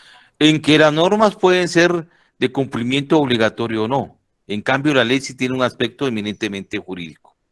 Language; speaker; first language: Spanish; native; Spanish